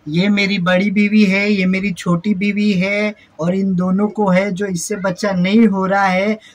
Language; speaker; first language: Hindi; non-native, local second language; Marathi